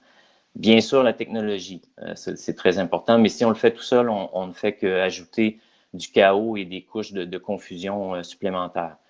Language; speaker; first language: French; native; French